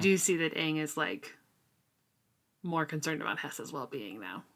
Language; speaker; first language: English; native; English